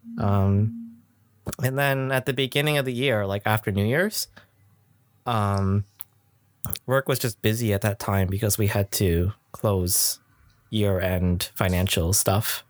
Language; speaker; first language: English; early bilingual, other home language; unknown